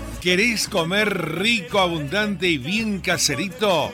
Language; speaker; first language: Spanish; native; Spanish